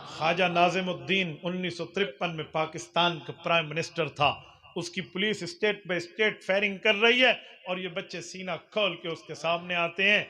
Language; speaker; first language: Urdu; non-native, local second language; Punjabi